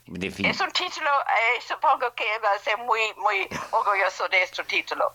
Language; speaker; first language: Spanish; non-native, fluent; English